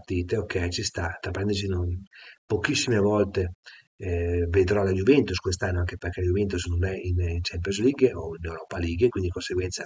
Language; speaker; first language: Italian; native; Italian